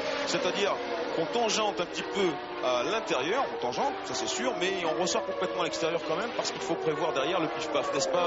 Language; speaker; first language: French; native; French